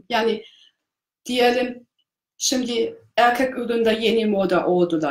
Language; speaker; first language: Turkish; non-native, fluent; German